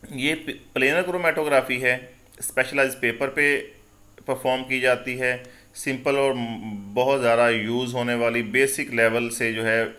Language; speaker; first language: Urdu; non-native, local second language; Punjabi